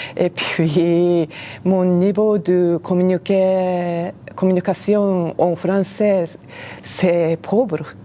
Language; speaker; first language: French; non-native, learner; Japanese